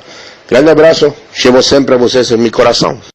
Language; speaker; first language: Portuguese; non-native, learner; Spanish